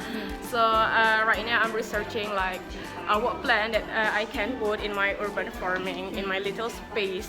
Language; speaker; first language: English; non-native, fluent; Indonesian